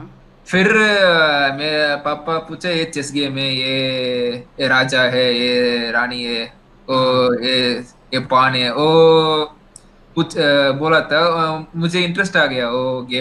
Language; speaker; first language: Hindi; non-native, local second language; Tamil